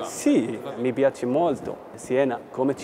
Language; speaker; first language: Italian; non-native, learner; Arabic